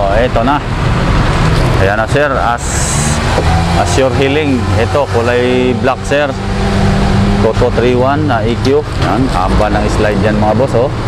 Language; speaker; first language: Filipino; non-native, local second language; Cebuano